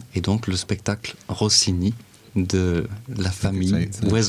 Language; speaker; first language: French; native; French